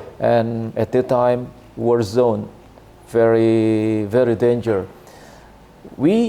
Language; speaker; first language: English; non-native, learner; Indonesian